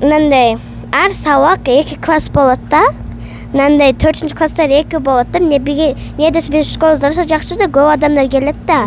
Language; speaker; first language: Kyrgyz; early bilingual, heritage; Kyrgyz